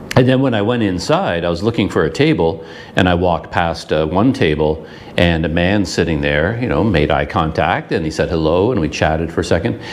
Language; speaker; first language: English; native; English